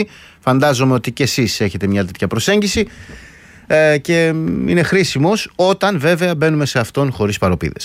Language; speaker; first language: Greek; native; Greek